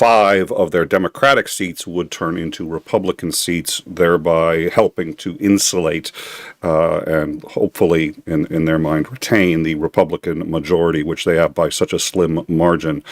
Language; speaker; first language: English; native; English